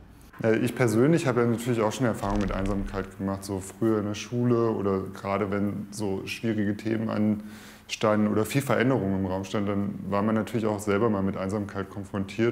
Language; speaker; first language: German; native; German